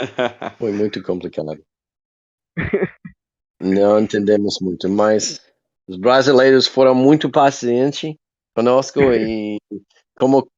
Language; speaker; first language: Portuguese; non-native, learner; English